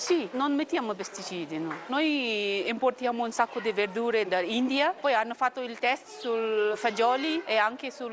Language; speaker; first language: Italian; non-native, fluent; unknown